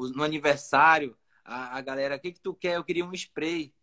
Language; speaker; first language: Portuguese; native; Portuguese